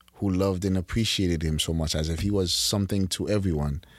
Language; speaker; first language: English; early bilingual, other home language; Haitian Creole